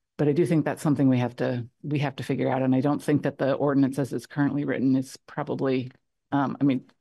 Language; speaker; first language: English; native; English